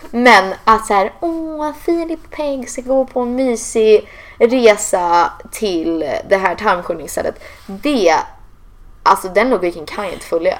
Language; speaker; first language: Swedish; early bilingual, heritage; Swedish